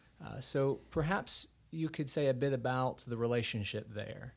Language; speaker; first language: English; native; English